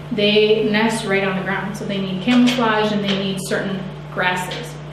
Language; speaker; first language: English; native; English